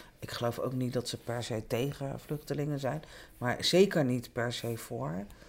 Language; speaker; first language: Dutch; native; Dutch